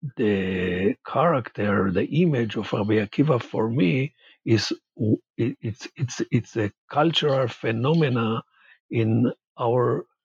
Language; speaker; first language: English; non-native, fluent; Hebrew